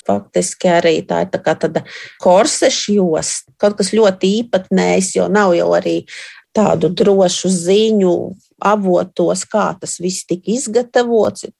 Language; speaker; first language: Latvian; native; Latvian